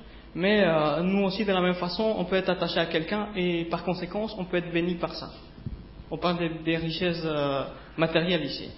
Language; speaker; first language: French; native; French